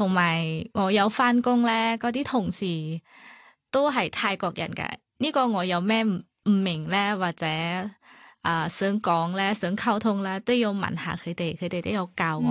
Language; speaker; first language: Cantonese; non-native, fluent; Thai